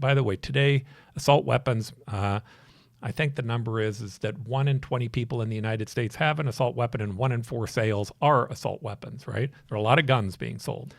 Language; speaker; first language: English; native; English